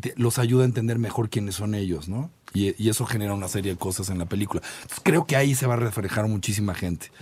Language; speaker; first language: Spanish; native; Spanish